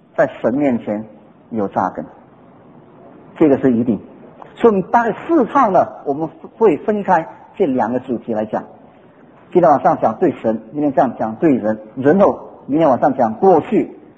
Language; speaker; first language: Chinese; non-native, local second language; Cantonese